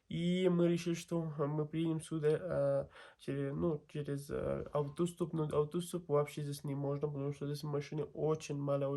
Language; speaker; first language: Russian; non-native, learner; Kyrgyz